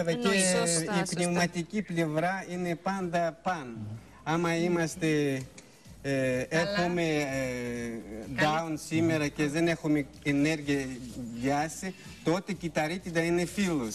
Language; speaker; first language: Greek; non-native, fluent; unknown